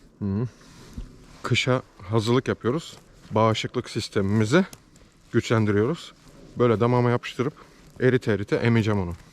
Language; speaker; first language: Turkish; early bilingual, heritage; Turkish